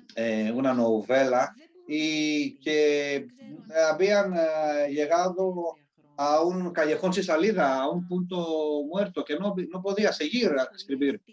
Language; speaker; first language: Spanish; non-native, fluent; Greek